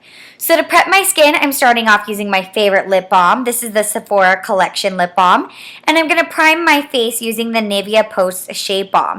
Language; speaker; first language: English; native; English